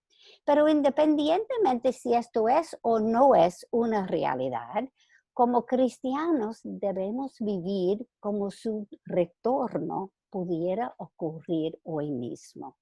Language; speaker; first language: Spanish; non-native, fluent; English